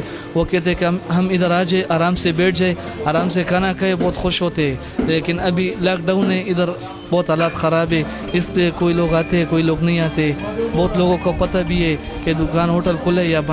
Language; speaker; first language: Hindi; non-native, local second language; Pashto